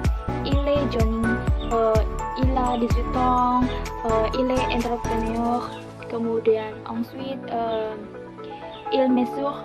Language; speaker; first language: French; non-native, learner; Indonesian